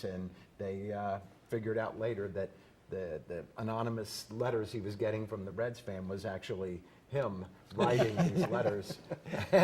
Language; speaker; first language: English; native; English